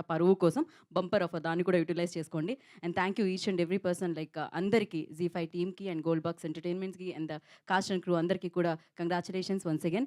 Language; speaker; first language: Telugu; native; Telugu